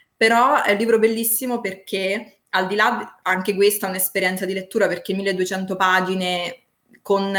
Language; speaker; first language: Italian; native; Italian